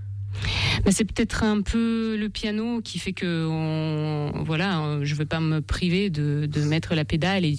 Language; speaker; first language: French; non-native, fluent; Russian